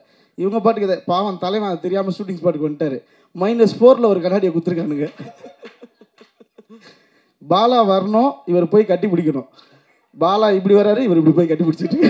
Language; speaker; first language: Tamil; native; Tamil